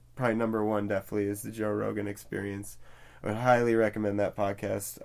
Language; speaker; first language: English; native; English